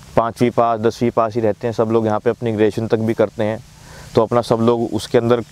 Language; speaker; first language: Hindi; native; Hindi